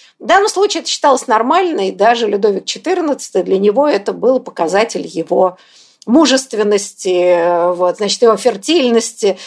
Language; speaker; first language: Russian; native; Russian